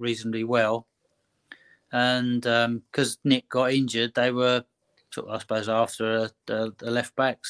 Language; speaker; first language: English; native; English